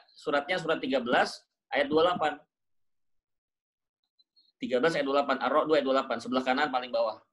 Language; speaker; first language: Indonesian; native; Indonesian